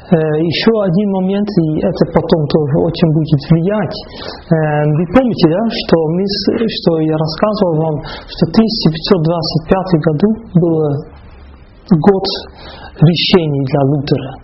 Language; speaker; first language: Russian; non-native, fluent; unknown